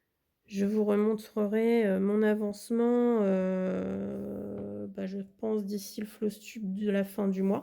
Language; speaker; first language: French; native; French